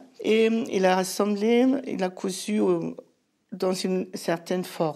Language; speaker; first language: French; non-native, learner; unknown